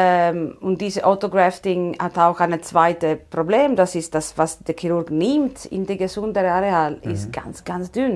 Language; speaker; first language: German; non-native, fluent; Italian